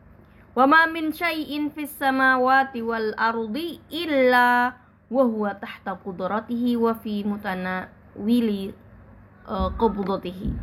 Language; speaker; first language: Arabic; non-native, fluent; Indonesian